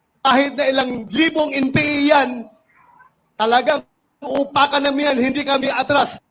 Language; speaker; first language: Filipino; non-native, local second language; Cebuano